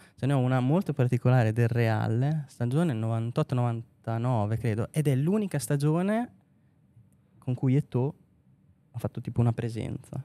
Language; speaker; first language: Italian; native; Italian